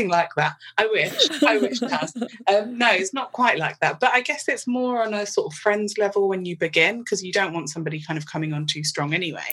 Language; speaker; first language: English; native; English